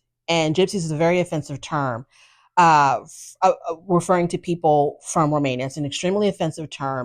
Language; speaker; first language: English; native; English